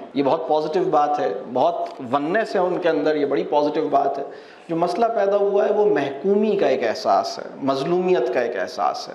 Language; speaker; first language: Urdu; native; Urdu